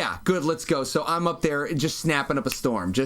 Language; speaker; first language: English; native; English